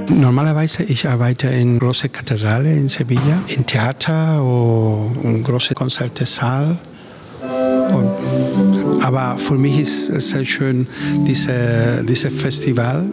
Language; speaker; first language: German; non-native, learner; Spanish